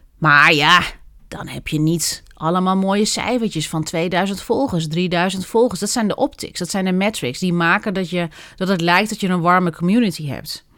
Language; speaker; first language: Dutch; native; Dutch